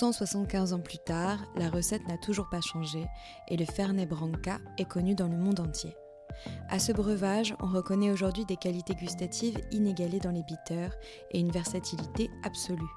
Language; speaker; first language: French; native; French